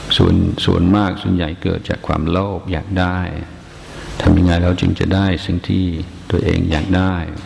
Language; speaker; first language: Thai; non-native, fluent; English